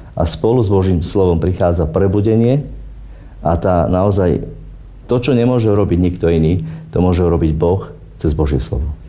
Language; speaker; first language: Slovak; non-native, local second language; Romany